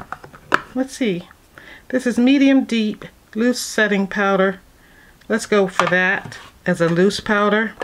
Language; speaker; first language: English; native; English